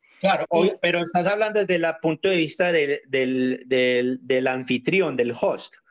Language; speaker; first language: Spanish; native; Spanish